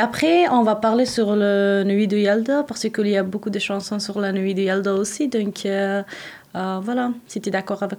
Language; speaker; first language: French; non-native, learner; Persian